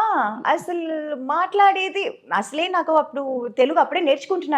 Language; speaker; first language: Telugu; non-native, local second language; Tamil